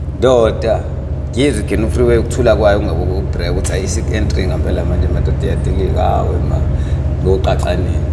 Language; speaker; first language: Zulu; native; Zulu